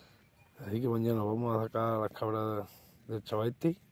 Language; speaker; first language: Spanish; native; Spanish